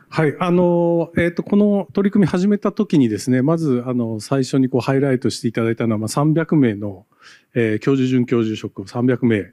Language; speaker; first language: Japanese; native; Japanese